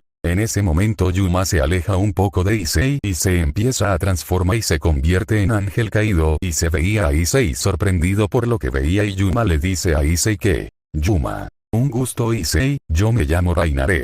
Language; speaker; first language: Spanish; native; Spanish